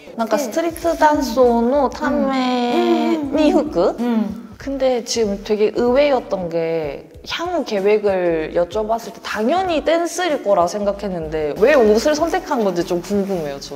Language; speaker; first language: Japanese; non-native, learner; Korean